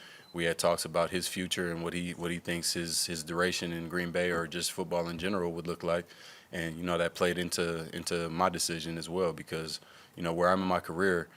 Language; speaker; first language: English; native; English